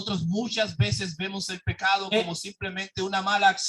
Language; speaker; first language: Spanish; native; Spanish